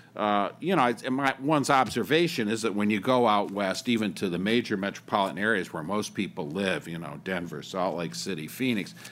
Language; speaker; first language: English; native; English